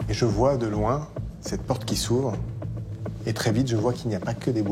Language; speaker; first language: French; native; French